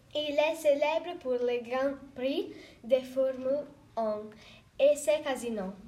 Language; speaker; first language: French; non-native, learner; Italian